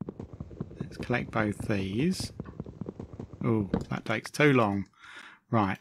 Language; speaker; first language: English; native; English